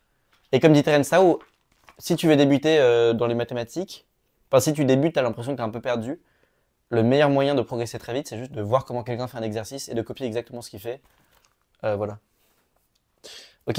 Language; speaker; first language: French; native; French